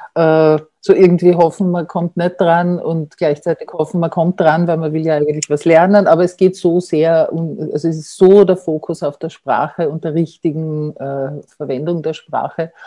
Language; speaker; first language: German; native; German